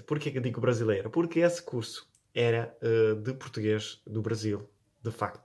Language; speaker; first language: Portuguese; non-native, fluent; Italian